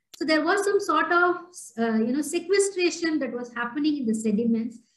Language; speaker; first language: English; non-native, local second language; Tamil